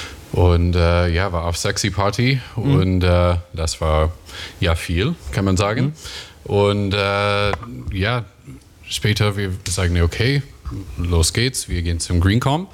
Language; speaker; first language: German; non-native, learner; English